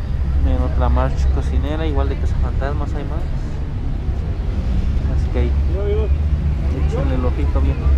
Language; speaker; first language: Spanish; native; Spanish